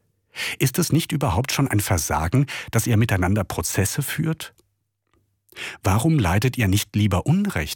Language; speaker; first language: German; native; German